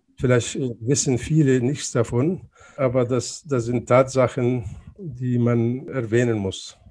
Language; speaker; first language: German; non-native, fluent; Arabic